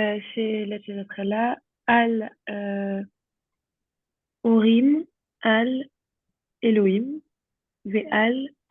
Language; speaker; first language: Hebrew; non-native, learner; French